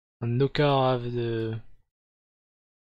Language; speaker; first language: English; non-native, learner; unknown